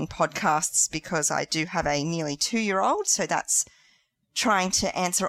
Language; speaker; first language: English; native; English